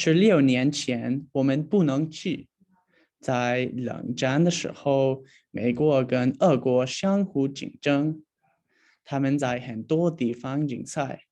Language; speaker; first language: Chinese; non-native, learner; English